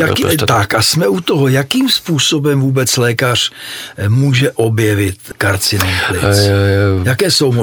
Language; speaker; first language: Czech; native; Czech